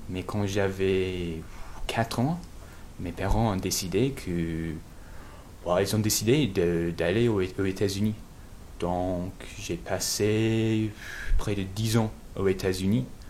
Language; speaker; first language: French; non-native, learner; English